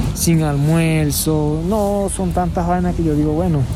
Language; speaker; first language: Spanish; native; Spanish